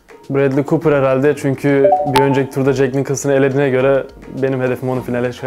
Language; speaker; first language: Turkish; native; Turkish